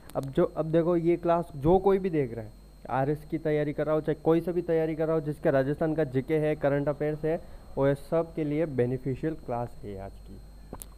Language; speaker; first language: Hindi; native; Hindi